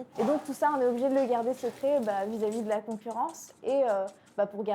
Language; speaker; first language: French; native; French